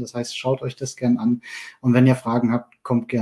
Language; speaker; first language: German; native; German